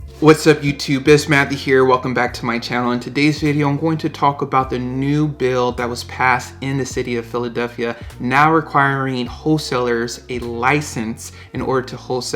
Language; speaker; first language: English; native; English